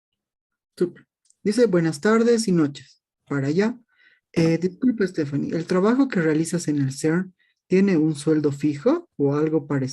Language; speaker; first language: Spanish; native; Spanish